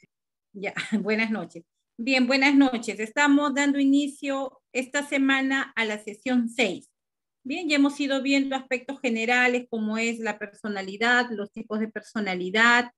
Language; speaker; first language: Spanish; native; Spanish